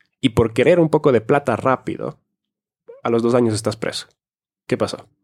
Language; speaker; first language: Spanish; early bilingual, heritage; Spanish